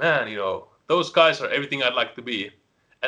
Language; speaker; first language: English; non-native, fluent; Finnish